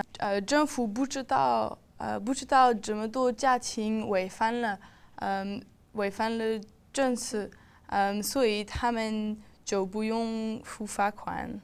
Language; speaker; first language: Chinese; non-native, learner; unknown